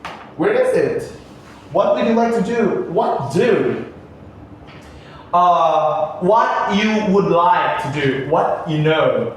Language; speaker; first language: English; non-native, fluent; Vietnamese